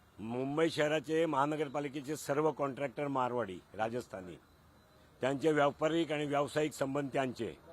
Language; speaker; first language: Marathi; non-native, local second language; Gujarati